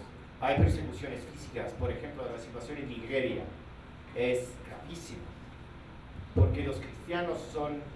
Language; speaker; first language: Spanish; non-native, fluent; Italian